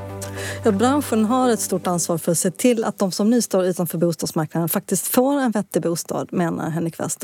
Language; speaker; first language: Swedish; native; Swedish